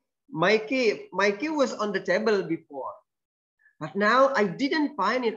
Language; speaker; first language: English; non-native, fluent; Indonesian